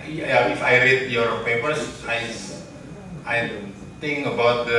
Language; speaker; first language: English; non-native, learner; Indonesian